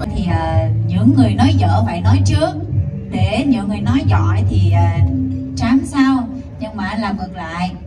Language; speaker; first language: Vietnamese; non-native, fluent; Korean